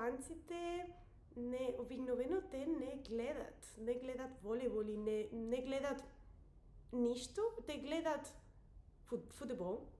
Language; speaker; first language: Bulgarian; non-native, learner; Spanish